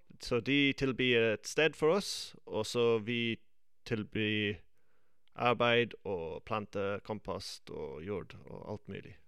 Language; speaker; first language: Norwegian; non-native, fluent; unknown